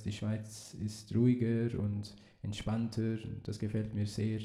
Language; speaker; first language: German; early bilingual, heritage; Italian